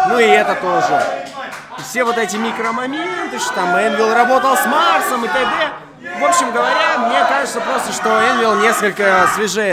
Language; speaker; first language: Russian; native; Russian